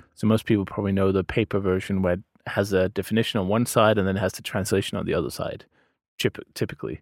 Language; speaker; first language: English; non-native, fluent; Danish